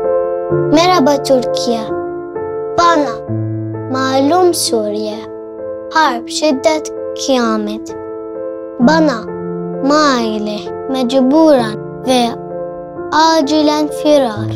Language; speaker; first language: Turkish; non-native, learner; Arabic